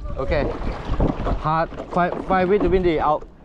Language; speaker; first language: English; non-native, learner; Thai